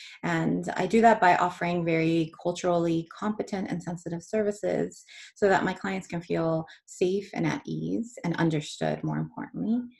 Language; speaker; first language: English; early bilingual, other home language; Spanish